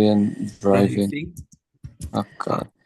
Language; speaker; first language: English; non-native, learner; Indonesian